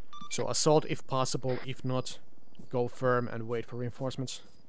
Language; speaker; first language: English; non-native, fluent; Finnish